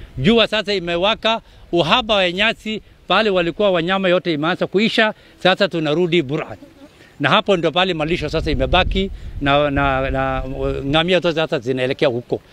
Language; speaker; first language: Swahili; non-native, local second language; Somali